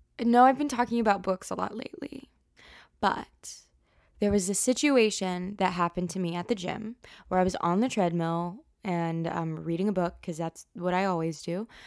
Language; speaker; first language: English; native; English